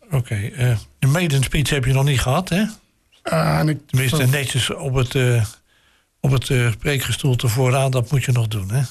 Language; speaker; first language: Dutch; native; Dutch